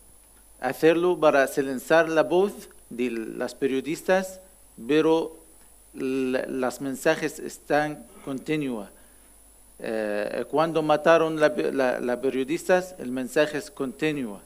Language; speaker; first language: Spanish; non-native, learner; Arabic